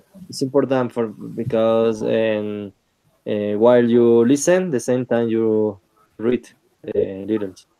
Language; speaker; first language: English; non-native, learner; Spanish